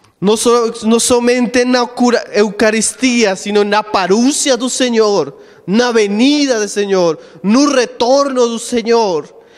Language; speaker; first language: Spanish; non-native, learner; Portuguese